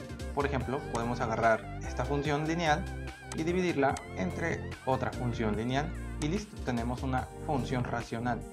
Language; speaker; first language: Spanish; native; Spanish